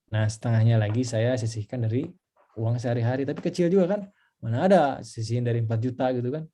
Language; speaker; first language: Indonesian; non-native, local second language; Sundanese